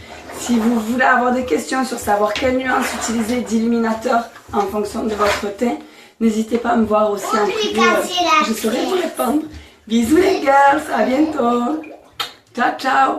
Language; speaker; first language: French; native; French